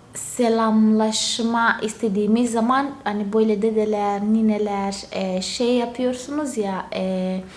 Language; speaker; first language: Turkish; non-native, fluent; Portuguese